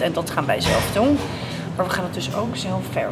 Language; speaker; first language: Dutch; native; Dutch